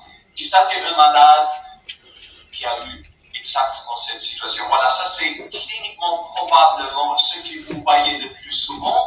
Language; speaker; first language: French; non-native, fluent; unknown